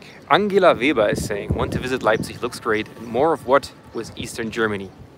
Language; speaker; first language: English; non-native, fluent; German